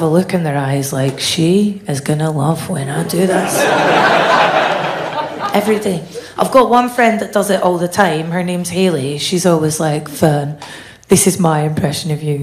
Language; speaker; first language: English; native; English